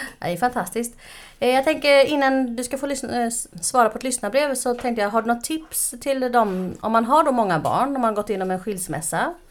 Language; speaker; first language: Swedish; native; Swedish